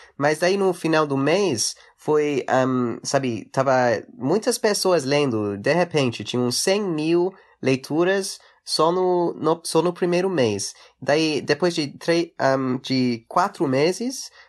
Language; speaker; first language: Portuguese; early bilingual, heritage; English